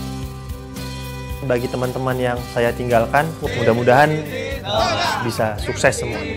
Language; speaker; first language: Indonesian; native; Indonesian